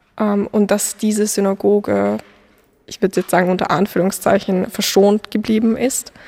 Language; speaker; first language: German; native; German